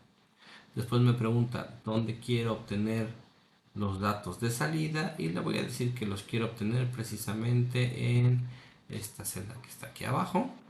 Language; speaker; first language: Spanish; native; Spanish